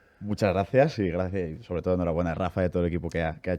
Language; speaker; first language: Spanish; native; Spanish